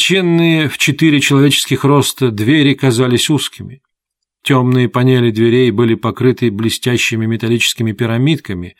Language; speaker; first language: Russian; native; Russian